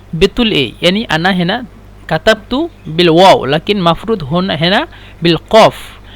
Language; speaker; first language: Egyptian Arabic; non-native, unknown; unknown